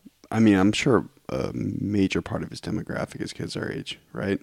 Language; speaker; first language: English; native; English